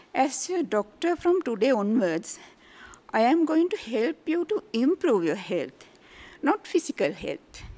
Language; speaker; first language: English; non-native, local second language; Sinhala